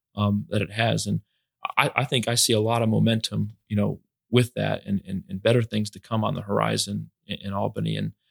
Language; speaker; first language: English; native; English